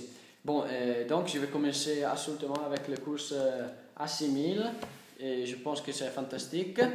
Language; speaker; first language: French; non-native, learner; Italian